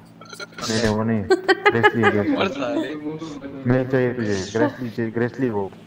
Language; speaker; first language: Hindi; native; Hindi